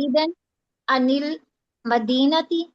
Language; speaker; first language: Arabic; non-native, learner; Urdu